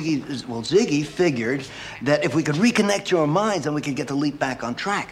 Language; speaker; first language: English; early bilingual, other home language; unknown